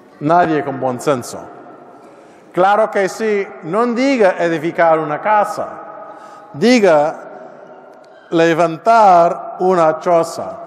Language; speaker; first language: Spanish; non-native, learner; English